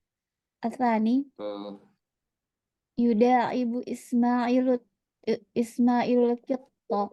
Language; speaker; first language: Arabic; non-native, learner; Indonesian